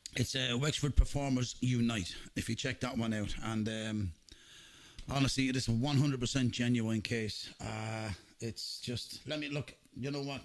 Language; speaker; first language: English; native; English